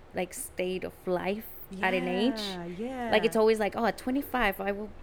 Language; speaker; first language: English; early bilingual, other home language; Spanish